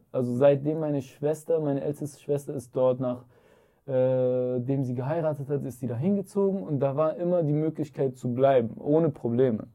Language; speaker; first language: German; early bilingual, other home language; Arabic